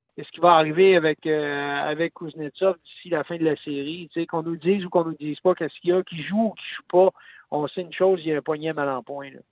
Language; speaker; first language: French; native; French